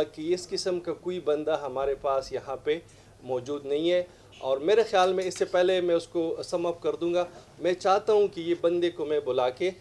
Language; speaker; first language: Urdu; non-native, local second language; Pashto